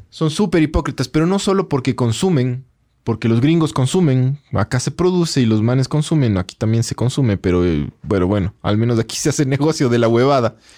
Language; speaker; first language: Spanish; native; Spanish